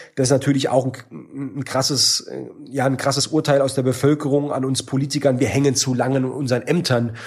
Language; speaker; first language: German; native; German